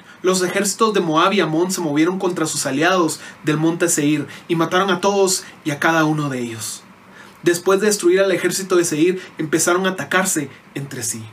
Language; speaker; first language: Spanish; native; Spanish